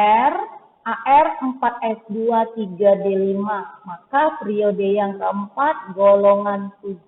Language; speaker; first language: Indonesian; native; Indonesian